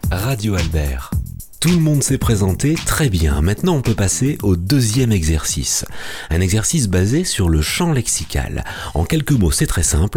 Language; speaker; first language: French; native; French